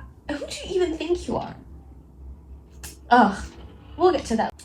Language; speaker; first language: English; non-native, local second language; Arabic